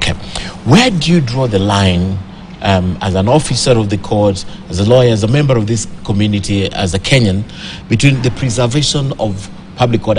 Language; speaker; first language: English; non-native, local second language; Swahili